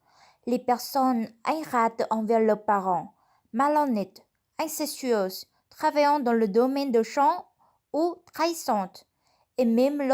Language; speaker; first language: French; non-native, fluent; Vietnamese